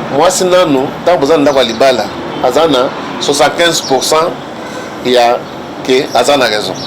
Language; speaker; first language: Lingala; native; Lingala